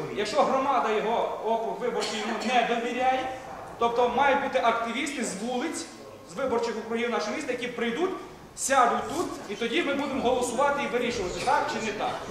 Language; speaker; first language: Ukrainian; native; Ukrainian